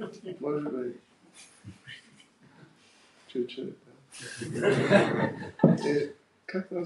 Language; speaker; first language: Russian; non-native, learner; English